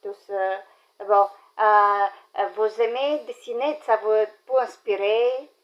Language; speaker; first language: French; non-native, learner; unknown